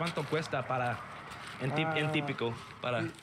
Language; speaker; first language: Spanish; non-native, learner; English